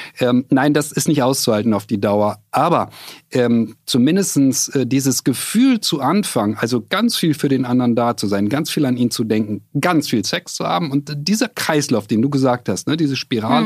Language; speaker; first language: German; native; German